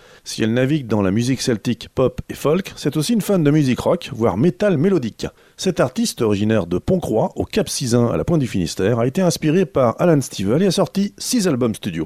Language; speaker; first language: French; native; French